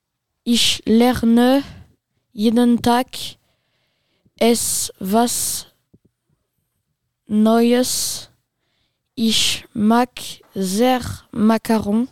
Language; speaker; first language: German; non-native, learner; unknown